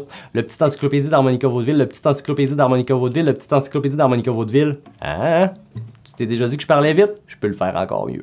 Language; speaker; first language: French; native; French